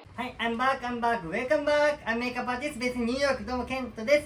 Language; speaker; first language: English; non-native, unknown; Japanese